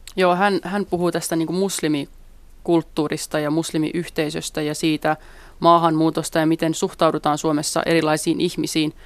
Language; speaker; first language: Finnish; early bilingual, other home language; Central Kurdish